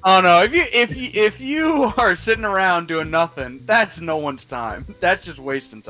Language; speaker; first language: English; native; English